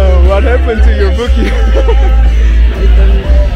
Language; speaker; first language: English; non-native, learner; Korean